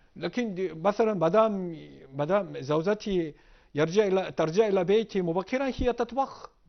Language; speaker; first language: Egyptian Arabic; non-native, learner; Korean